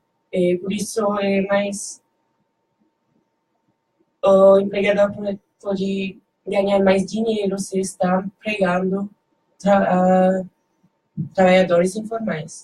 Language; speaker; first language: Portuguese; non-native, learner; Dutch